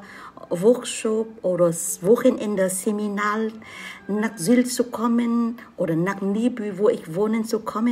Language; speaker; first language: German; non-native, learner; Vietnamese